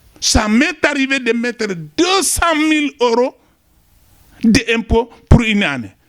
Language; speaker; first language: French; non-native, local second language; Wolof